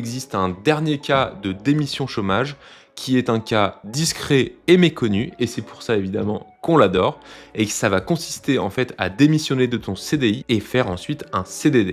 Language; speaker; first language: French; native; French